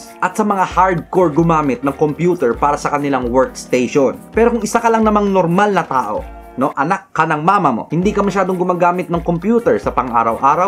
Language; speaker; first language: Filipino; native; Filipino